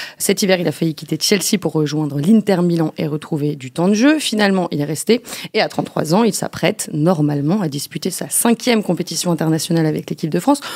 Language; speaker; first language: French; native; French